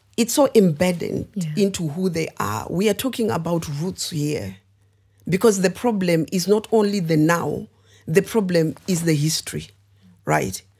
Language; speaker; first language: English; non-native, local second language; Shona